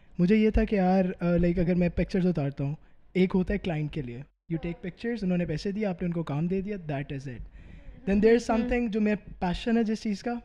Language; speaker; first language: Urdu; native; Urdu